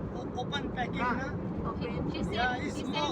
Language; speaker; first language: English; non-native, learner; Hiligaynon